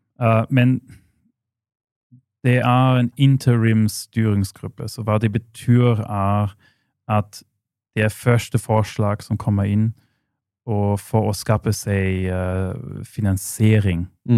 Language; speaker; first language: Norwegian; non-native, fluent; German